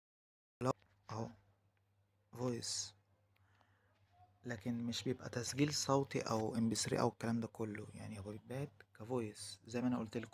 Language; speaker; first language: Arabic; native; Arabic